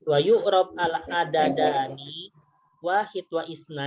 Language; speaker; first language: Arabic; non-native, fluent; Indonesian